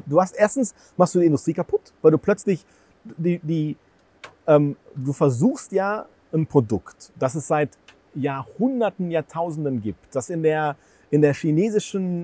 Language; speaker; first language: German; native; German